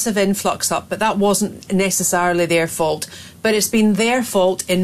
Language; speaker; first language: English; native; English